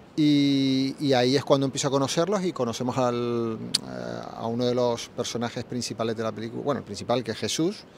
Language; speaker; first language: Spanish; native; Spanish